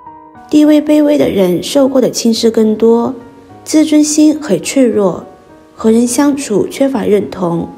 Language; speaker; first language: Chinese; native; Chinese